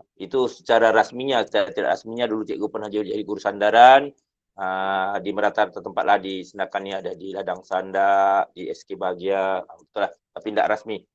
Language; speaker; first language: Malay; native; Malay